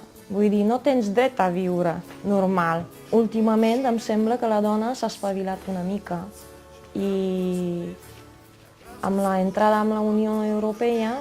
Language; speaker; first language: Catalan; non-native, fluent; Romanian